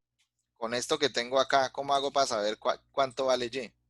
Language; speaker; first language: Spanish; native; Spanish